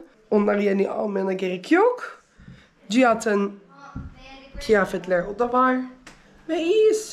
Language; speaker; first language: Turkish; early bilingual, heritage; Turkish